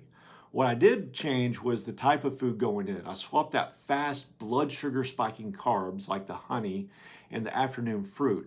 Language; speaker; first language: English; native; English